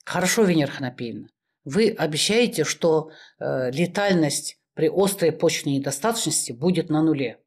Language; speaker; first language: Russian; non-native, local second language; Kazakh